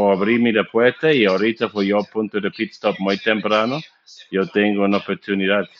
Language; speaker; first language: Spanish; non-native, learner; English